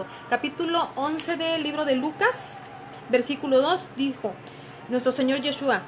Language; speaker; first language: Spanish; native; Spanish